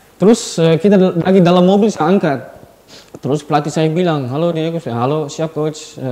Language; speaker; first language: Indonesian; non-native, fluent; Dutch